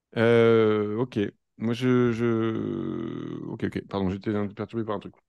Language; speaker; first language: French; native; French